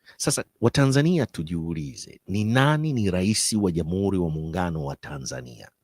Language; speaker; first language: Swahili; native; Swahili